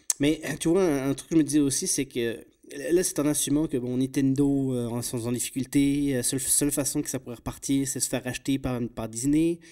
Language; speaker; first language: French; native; French